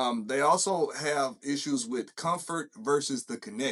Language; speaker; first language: English; native; English